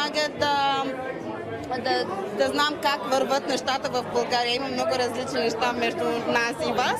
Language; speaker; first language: Bulgarian; non-native, fluent; Arabic